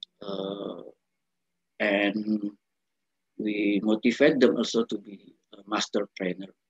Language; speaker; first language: English; non-native, learner; Indonesian